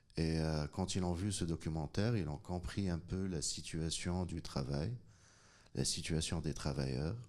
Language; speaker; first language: French; non-native, local second language; Arabic